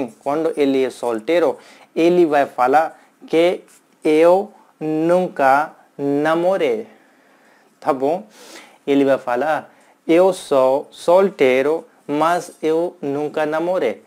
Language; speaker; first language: Portuguese; non-native, learner; Hindi